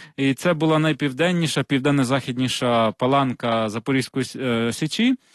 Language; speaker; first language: Ukrainian; non-native, local second language; Russian